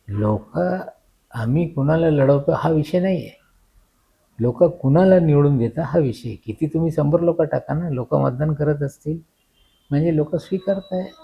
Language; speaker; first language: Marathi; non-native, local second language; Urdu